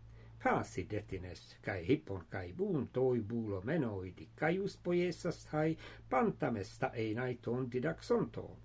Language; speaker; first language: Greek; non-native, fluent; English